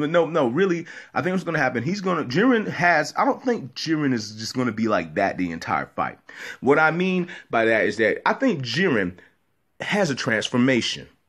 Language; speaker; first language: English; native; English